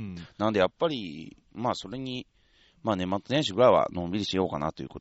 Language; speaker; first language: Japanese; native; Japanese